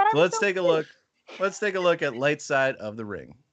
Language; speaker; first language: English; native; English